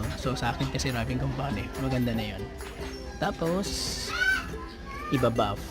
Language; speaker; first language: Filipino; native; Filipino